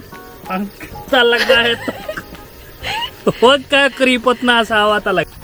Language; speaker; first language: Filipino; non-native, learner; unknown